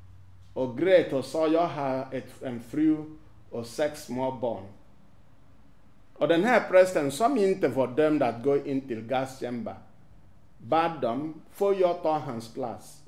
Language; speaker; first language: Swedish; non-native, fluent; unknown